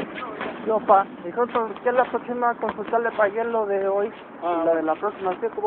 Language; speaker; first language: Spanish; native; Spanish